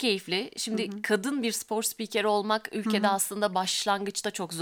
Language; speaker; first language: Turkish; native; Turkish